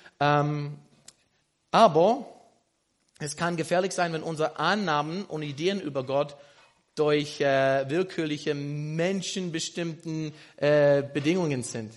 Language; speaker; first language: German; non-native, fluent; English